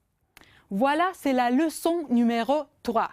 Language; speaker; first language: French; non-native, fluent; Romanian